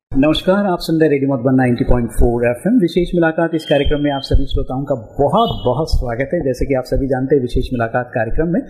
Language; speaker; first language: Hindi; native; Hindi